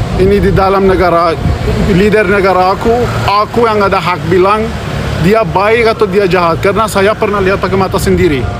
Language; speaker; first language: Indonesian; non-native, fluent; Persian